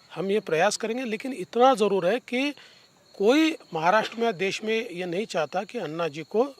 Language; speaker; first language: Hindi; non-native, local second language; Marathi